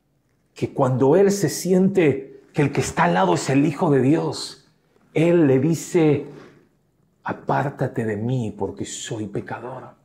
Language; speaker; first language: Spanish; native; Spanish